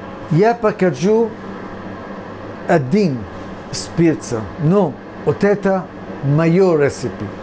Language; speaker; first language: Ukrainian; non-native, learner; English